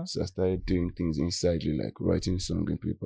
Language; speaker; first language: English; non-native, local second language; Yoruba